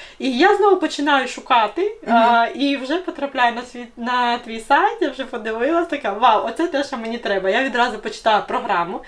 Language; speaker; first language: Ukrainian; native; Ukrainian